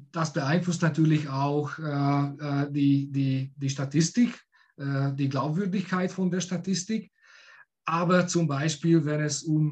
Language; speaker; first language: German; non-native, fluent; Hungarian